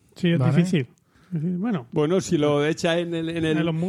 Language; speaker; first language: Spanish; native; Spanish